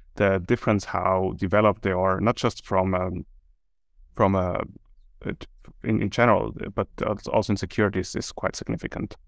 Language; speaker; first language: English; non-native, fluent; German